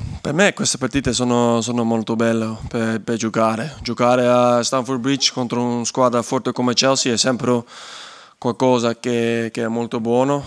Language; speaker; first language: Italian; non-native, learner; Dutch